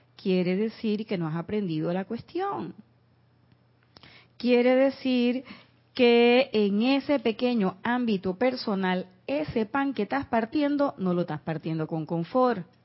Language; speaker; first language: Spanish; native; Spanish